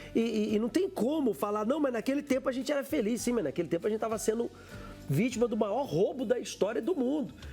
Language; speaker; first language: Portuguese; native; Portuguese